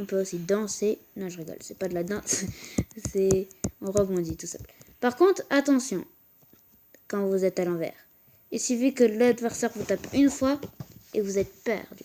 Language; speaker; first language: French; native; French